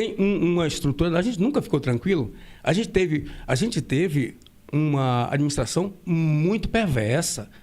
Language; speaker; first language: Portuguese; native; Portuguese